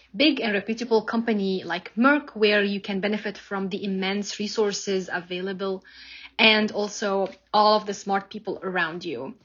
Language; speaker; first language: English; non-native, fluent; Arabic